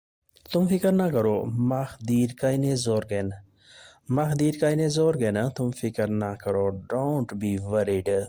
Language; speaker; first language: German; non-native, learner; Urdu